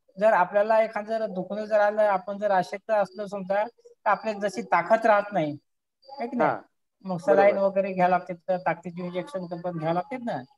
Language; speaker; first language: Marathi; native; Marathi